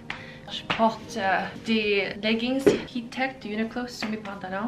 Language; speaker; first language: French; early bilingual, heritage; English